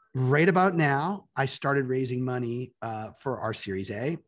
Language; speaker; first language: English; native; English